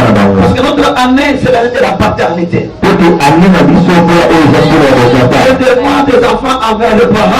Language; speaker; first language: French; non-native, local second language; Lingala